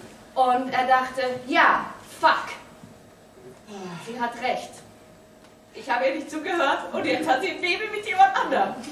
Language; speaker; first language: German; native; German